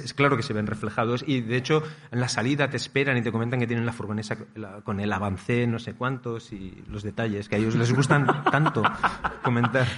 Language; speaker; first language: Spanish; native; Spanish